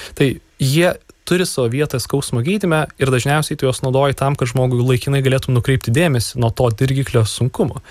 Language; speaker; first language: Lithuanian; native; Lithuanian